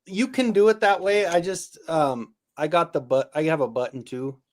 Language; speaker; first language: English; native; English